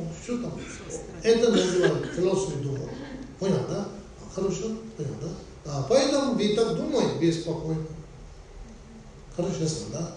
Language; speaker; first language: Russian; non-native, learner; Tibetan